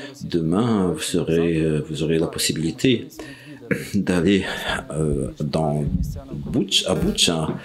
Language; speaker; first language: French; non-native, fluent; Ukrainian